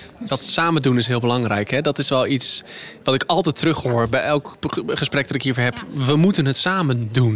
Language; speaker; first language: Dutch; native; Dutch